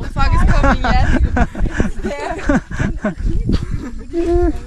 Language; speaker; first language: English; non-native, fluent; German